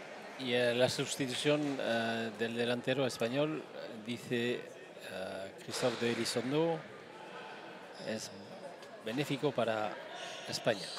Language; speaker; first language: Spanish; non-native, fluent; French